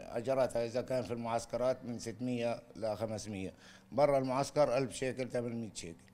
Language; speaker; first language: Arabic; native; Arabic